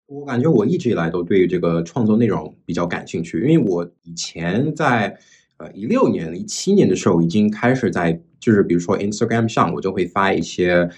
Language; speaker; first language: Chinese; non-native, fluent; English